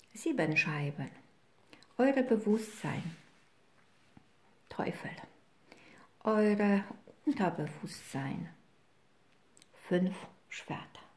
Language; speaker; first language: German; non-native, fluent; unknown